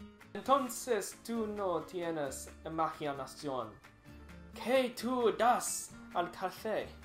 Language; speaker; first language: Spanish; non-native, learner; English